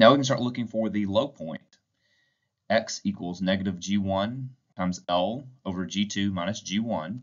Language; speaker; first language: English; native; English